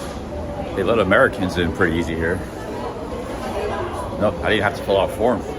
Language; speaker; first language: English; native; English